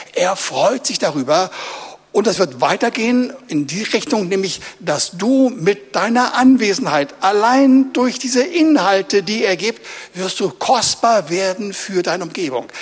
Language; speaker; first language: German; native; German